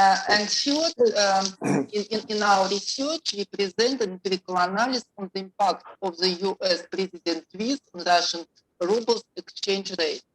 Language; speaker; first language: English; non-native, learner; Russian